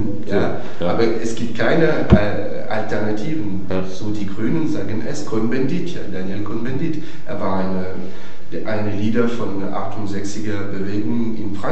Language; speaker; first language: German; non-native, fluent; French